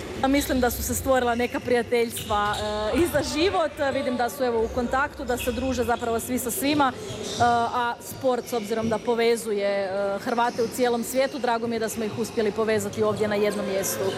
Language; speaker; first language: Serbian; native; Serbian